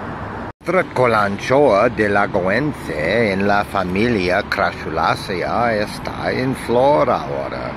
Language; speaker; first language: Spanish; non-native, learner; English